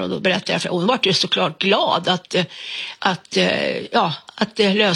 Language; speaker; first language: Swedish; native; Swedish